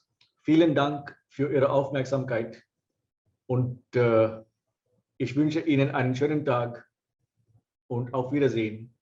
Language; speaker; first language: German; non-native, fluent; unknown